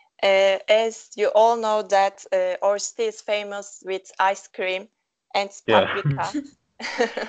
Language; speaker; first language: English; non-native, local second language; Turkish